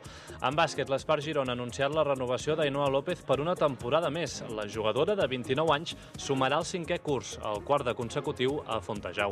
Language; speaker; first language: Catalan; native; Catalan